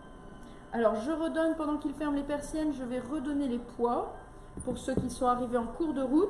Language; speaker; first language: French; native; French